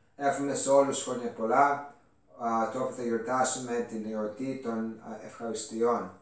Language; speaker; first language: Greek; early bilingual, other home language; English